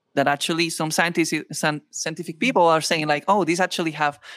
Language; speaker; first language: English; non-native, fluent; Spanish